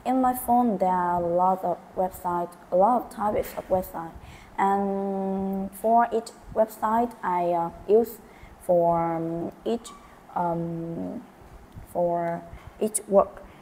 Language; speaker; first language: English; non-native, learner; Vietnamese